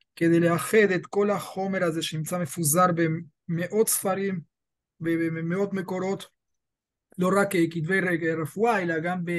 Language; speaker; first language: Hebrew; early bilingual, other home language; Spanish